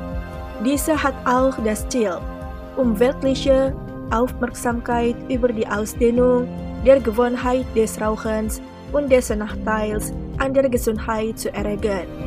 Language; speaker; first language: German; non-native, fluent; Indonesian